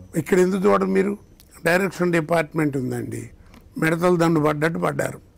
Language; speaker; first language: Telugu; native; Telugu